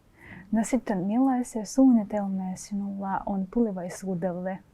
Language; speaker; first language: Finnish; non-native, fluent; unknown